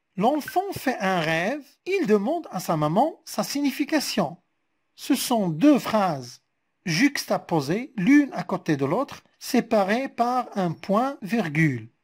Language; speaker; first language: French; non-native, local second language; Arabic